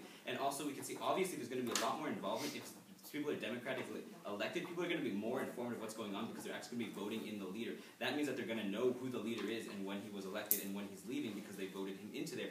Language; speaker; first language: English; native; English